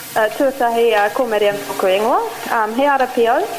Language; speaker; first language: Māori; non-native, learner; Arabic